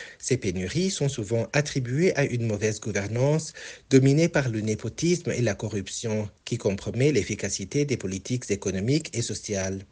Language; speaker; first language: French; non-native, local second language; Rundi